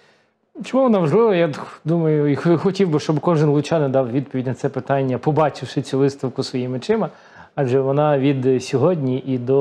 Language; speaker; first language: Ukrainian; native; Ukrainian